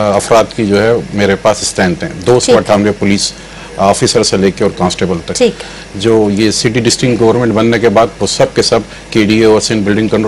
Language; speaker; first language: Urdu; native; Urdu